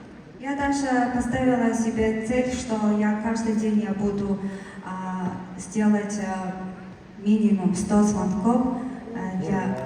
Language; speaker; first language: Russian; non-native, learner; Mongolian